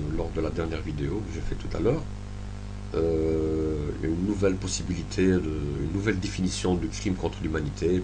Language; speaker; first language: French; non-native, local second language; Arabic